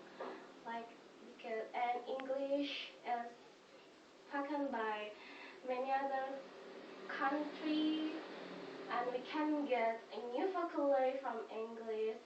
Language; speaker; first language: English; non-native, fluent; Indonesian